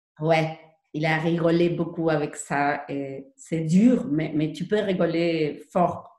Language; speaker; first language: French; non-native, learner; Spanish